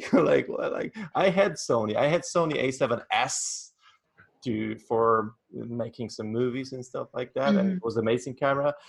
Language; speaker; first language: English; non-native, fluent; Polish